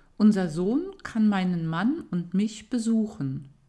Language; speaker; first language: German; native; German